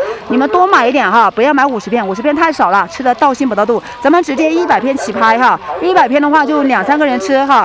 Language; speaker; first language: Chinese; native; Chinese